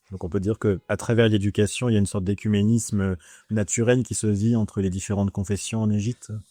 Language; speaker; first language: French; native; French